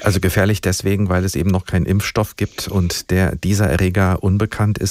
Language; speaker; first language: German; native; German